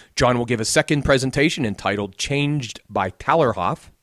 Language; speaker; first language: English; native; English